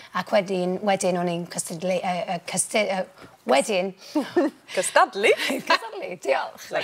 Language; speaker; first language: Welsh; non-native, local second language; English